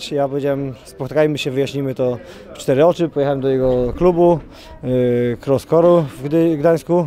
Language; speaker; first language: Polish; native; Polish